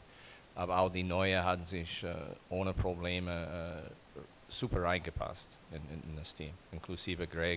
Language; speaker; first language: German; non-native, fluent; English